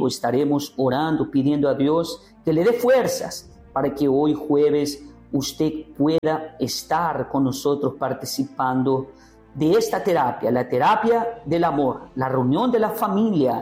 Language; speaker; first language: Spanish; native; Spanish